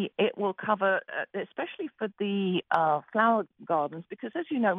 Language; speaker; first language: English; native; English